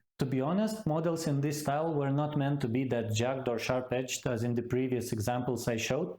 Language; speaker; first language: English; non-native, fluent; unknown